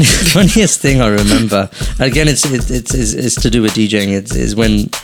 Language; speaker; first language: English; native; English